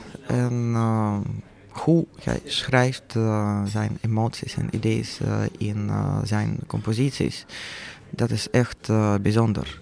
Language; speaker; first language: Dutch; non-native, fluent; Russian